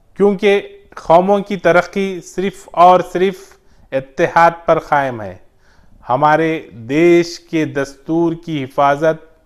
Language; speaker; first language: Hindi; non-native, local second language; Urdu